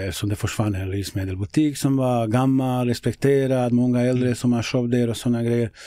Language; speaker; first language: Swedish; non-native, fluent; Bosnian